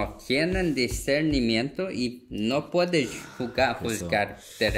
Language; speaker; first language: Spanish; non-native, fluent; Korean